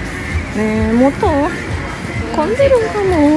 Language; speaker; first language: Japanese; non-native, fluent; Indonesian